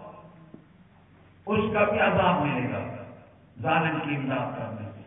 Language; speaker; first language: Urdu; non-native, local second language; Punjabi